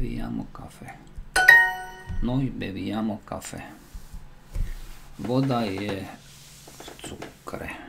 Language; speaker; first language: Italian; non-native, learner; Slovak